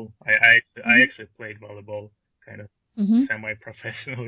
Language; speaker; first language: English; non-native, fluent; Russian